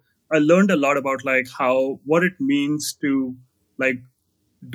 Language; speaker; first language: English; non-native, local second language; Hindi